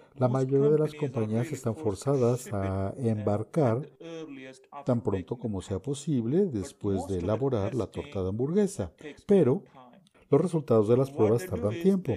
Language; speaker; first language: Spanish; non-native, fluent; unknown